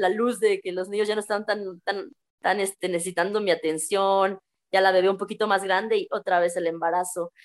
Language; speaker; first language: Spanish; native; Spanish